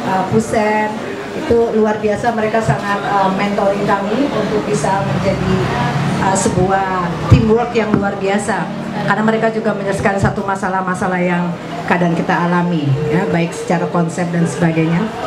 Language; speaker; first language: Indonesian; native; Indonesian